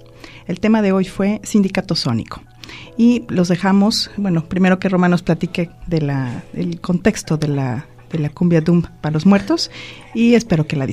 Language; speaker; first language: Spanish; native; Spanish